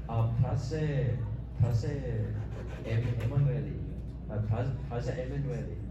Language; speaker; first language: Portuguese; non-native, learner; English